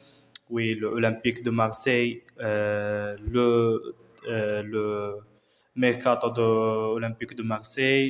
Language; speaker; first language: French; non-native, learner; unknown